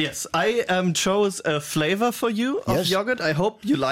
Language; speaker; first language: English; non-native, fluent; German